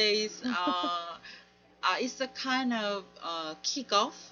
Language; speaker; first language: English; non-native, learner; Korean